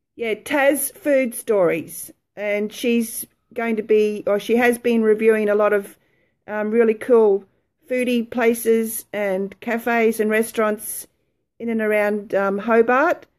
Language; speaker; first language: English; native; English